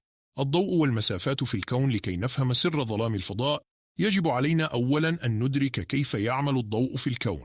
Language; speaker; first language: Arabic; native; Arabic